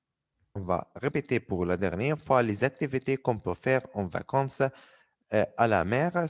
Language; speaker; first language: French; non-native, fluent; Arabic